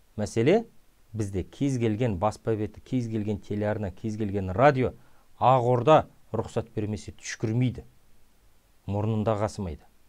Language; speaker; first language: Kazakh; native; Kazakh